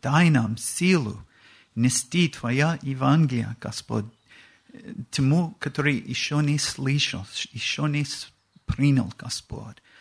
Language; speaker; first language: Russian; non-native, learner; English